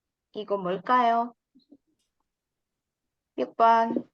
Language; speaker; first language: Korean; non-native, fluent; Indonesian